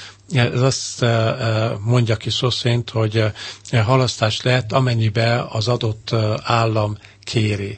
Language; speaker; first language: Hungarian; native; Hungarian